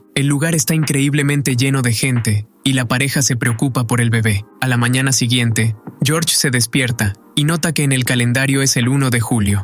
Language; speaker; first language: Spanish; native; Spanish